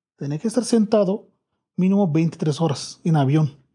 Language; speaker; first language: Spanish; non-native, learner; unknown